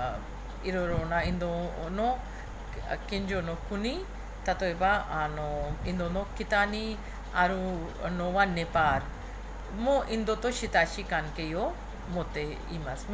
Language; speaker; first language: Japanese; non-native, fluent; Hindi